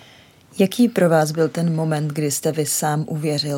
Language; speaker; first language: Czech; native; Czech